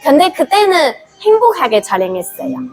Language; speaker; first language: Korean; non-native, fluent; Chinese